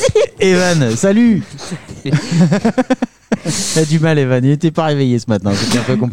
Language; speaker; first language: French; native; French